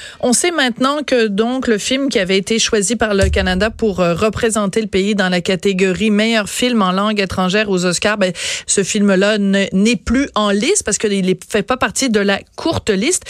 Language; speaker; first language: French; native; French